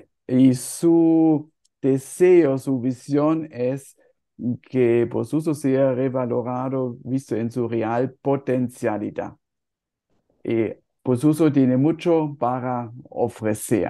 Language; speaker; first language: Spanish; non-native, fluent; German